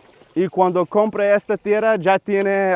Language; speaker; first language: Spanish; non-native, learner; English